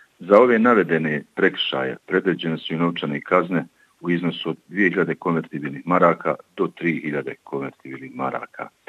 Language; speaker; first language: Bosnian; native; Bosnian